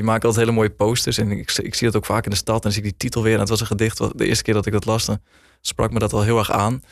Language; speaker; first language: Dutch; native; Dutch